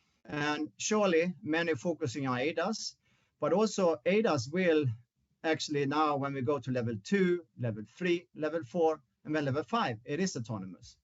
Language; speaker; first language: English; non-native, fluent; Swedish